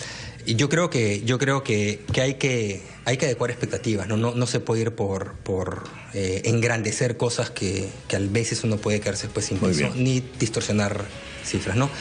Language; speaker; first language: Spanish; native; Spanish